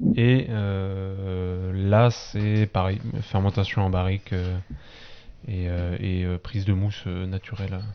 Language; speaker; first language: French; native; French